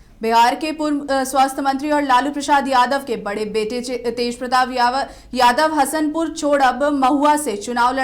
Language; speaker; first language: Hindi; native; Hindi